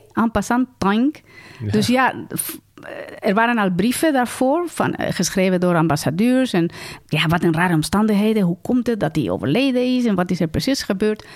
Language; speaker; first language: Dutch; non-native, fluent; Spanish